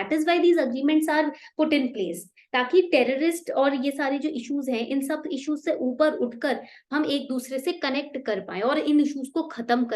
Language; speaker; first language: Hindi; native; Hindi